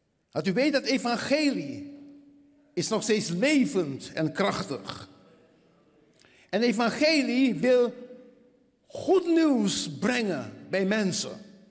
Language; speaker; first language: Dutch; non-native, fluent; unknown